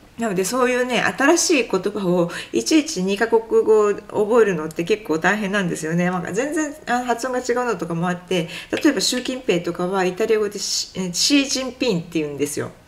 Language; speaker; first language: Japanese; native; Japanese